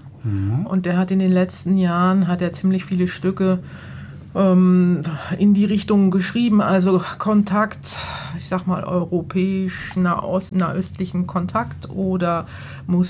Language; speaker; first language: German; native; German